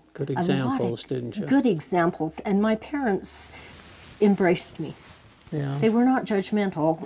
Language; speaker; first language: English; native; English